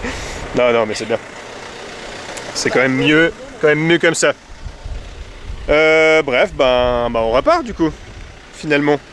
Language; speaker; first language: French; native; French